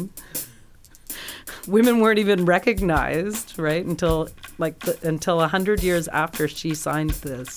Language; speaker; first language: English; native; English